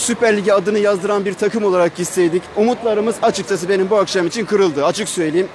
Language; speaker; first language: Turkish; native; Turkish